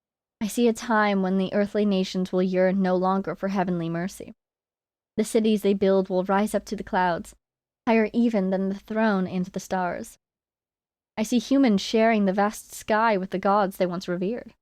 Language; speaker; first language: English; native; English